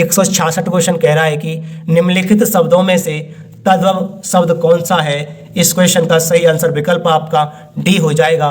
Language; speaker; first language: Hindi; native; Hindi